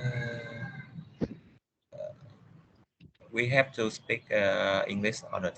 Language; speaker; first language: English; non-native, learner; Vietnamese